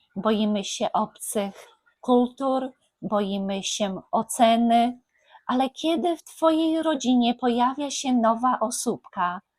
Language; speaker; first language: Polish; native; Polish